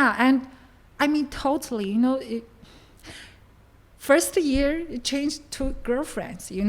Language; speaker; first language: English; non-native, learner; Chinese